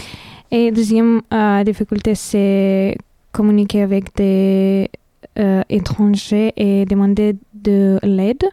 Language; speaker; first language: French; non-native, fluent; Lithuanian